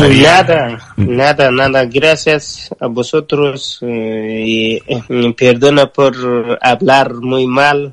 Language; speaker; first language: Spanish; non-native, learner; Persian